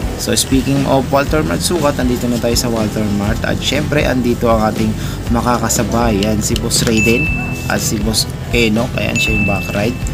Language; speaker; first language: Filipino; non-native, local second language; Cebuano